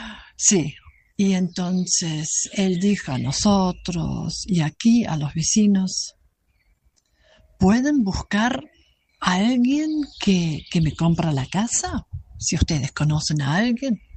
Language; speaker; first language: Spanish; non-native, fluent; German